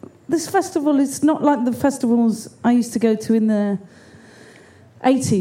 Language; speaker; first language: English; native; English